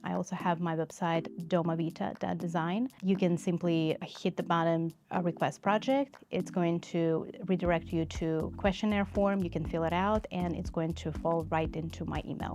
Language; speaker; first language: English; non-native, fluent; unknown